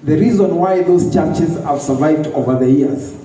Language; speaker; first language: English; non-native, local second language; Swahili